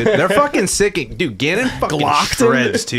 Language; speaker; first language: English; native; English